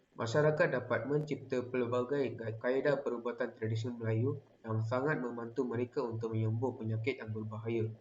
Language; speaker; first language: Malay; non-native, local second language; Tamil